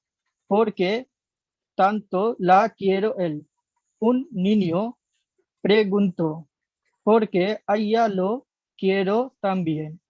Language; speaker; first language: Spanish; non-native, learner; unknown